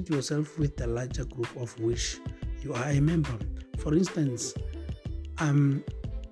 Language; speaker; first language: English; non-native, local second language; Northern Sotho